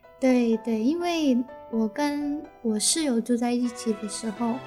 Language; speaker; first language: Chinese; early bilingual, heritage; Chinese